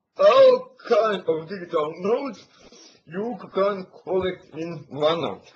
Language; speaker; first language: English; non-native, learner; Latvian